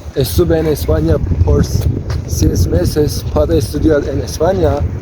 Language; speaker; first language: Spanish; non-native, learner; Turkish